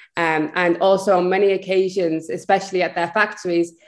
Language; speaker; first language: English; native; English